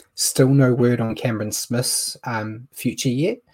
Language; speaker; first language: English; native; English